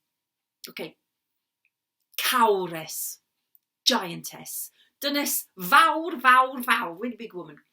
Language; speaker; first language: Welsh; non-native, learner; English